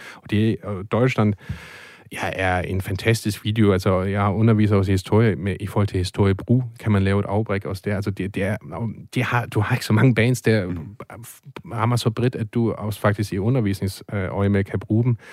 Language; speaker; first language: Danish; non-native, fluent; German